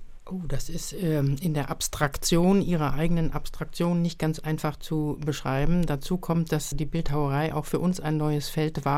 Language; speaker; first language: German; native; German